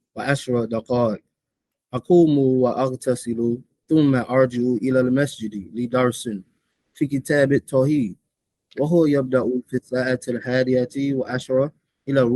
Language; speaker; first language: Arabic; non-native, learner; English